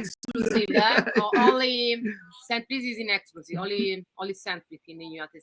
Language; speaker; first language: English; non-native, learner; Italian